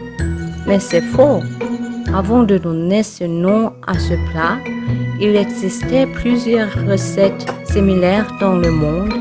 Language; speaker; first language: French; non-native, learner; Korean